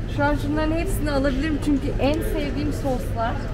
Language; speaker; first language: Turkish; early bilingual, heritage; Turkish